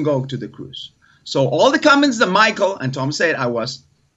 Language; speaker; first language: English; non-native, learner; Spanish